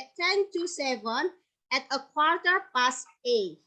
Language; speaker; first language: English; non-native, fluent; Indonesian